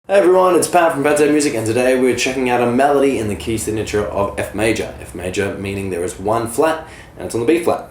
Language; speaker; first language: English; native; English